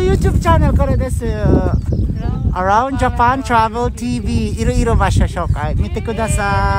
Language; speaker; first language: Japanese; non-native, learner; Filipino